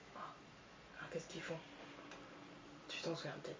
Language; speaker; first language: French; native; French